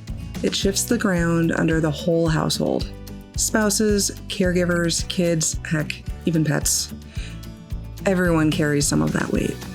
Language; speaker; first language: English; native; English